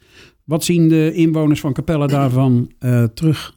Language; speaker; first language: Dutch; native; Dutch